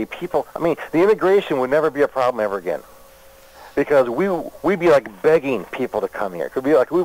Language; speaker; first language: English; native; English